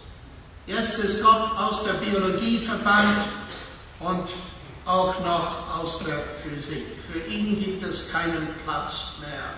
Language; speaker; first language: German; non-native, fluent; English